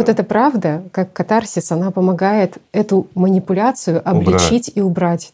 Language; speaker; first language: Russian; native; Russian